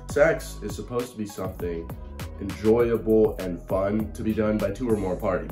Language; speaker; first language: English; native; English